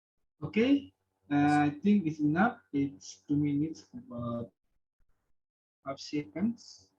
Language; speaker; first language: English; non-native, learner; Indonesian